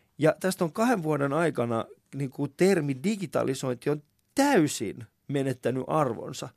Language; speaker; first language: Finnish; non-native, fluent; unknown